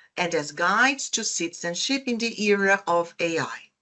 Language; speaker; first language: English; non-native, fluent; Portuguese